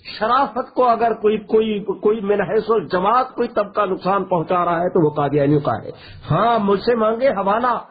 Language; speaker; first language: Urdu; non-native, local second language; Saraiki